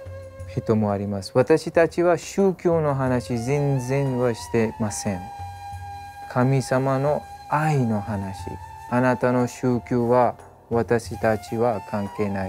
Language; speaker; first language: Japanese; non-native, learner; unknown